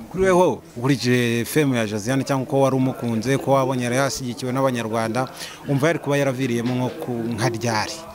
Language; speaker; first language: Kinyarwanda; native; Kinyarwanda